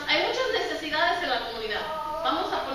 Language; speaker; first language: Spanish; native; Spanish